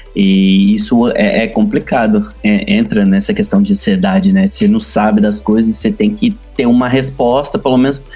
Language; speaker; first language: Portuguese; native; Portuguese